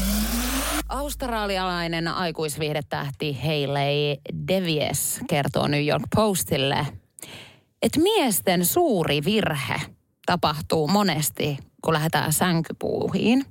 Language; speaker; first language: Finnish; native; Finnish